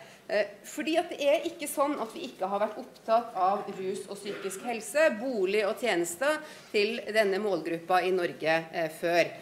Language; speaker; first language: Norwegian; native; Norwegian